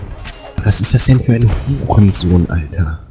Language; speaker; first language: German; native; German